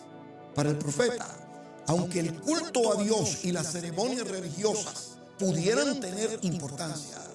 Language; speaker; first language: Spanish; native; Spanish